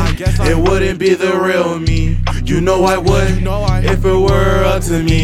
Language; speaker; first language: English; native; English